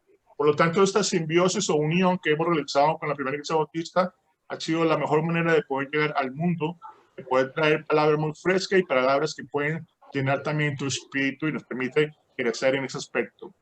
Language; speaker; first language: Spanish; native; Spanish